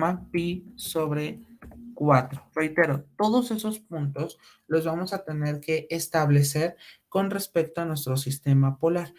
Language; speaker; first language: Spanish; native; Spanish